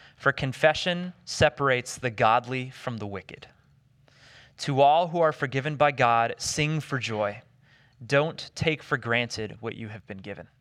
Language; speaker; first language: English; native; English